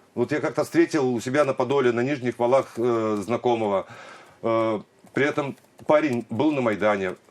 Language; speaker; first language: Russian; native; Russian